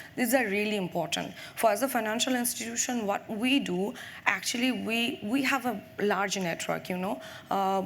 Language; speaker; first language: English; non-native, local second language; Bangla